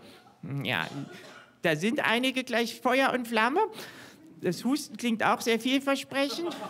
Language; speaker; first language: German; native; German